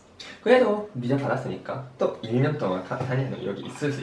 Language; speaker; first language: Korean; non-native, fluent; Japanese